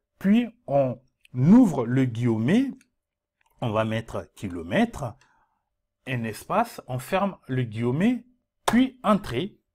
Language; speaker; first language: French; non-native, local second language; Dyula